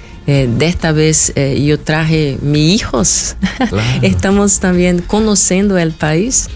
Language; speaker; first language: Spanish; non-native, fluent; Portuguese